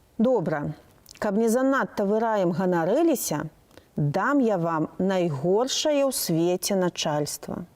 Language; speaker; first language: Belarusian; non-native, local second language; Russian